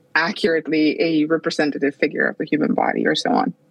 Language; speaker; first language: English; non-native, fluent; Spanish